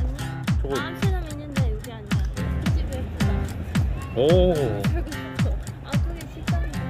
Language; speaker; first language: Korean; non-native, learner; Dutch